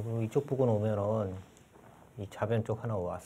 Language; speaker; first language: Korean; native; Korean